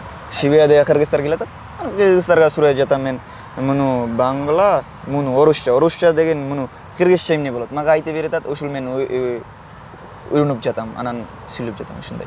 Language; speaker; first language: Kyrgyz; non-native, learner; Bangla